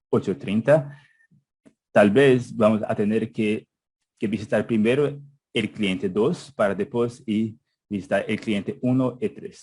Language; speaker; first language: Spanish; non-native, fluent; Portuguese